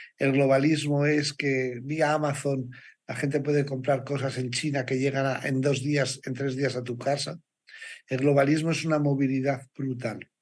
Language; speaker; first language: Spanish; native; Spanish